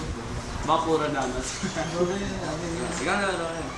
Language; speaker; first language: Filipino; native; Filipino